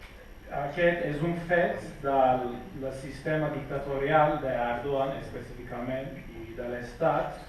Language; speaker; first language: Catalan; non-native, fluent; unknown